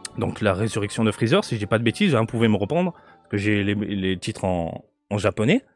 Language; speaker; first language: French; native; French